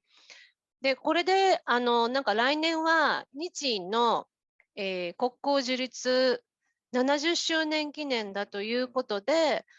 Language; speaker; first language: Japanese; native; Japanese